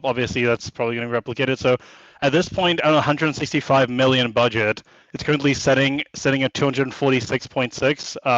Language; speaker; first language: English; native; English